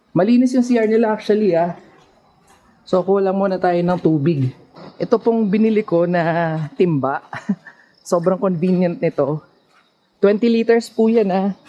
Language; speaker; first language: Filipino; non-native, local second language; Pangasinan